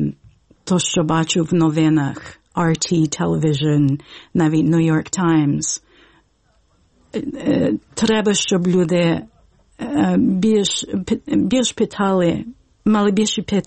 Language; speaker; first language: Ukrainian; early bilingual, heritage; Ukrainian